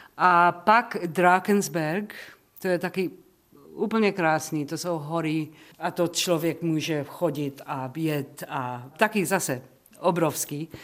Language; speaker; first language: Czech; early bilingual, heritage; Czech